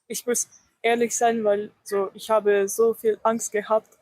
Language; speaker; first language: German; non-native, learner; Croatian